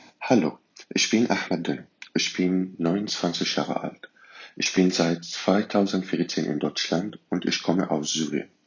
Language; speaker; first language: German; non-native, learner; Arabic